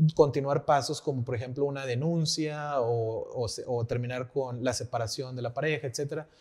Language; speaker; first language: Spanish; native; Spanish